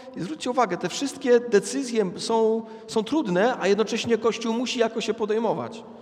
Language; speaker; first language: Polish; native; Polish